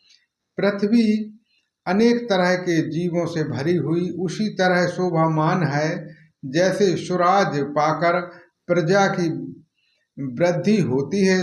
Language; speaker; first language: Hindi; native; Hindi